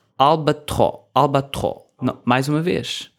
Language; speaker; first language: Portuguese; native; Portuguese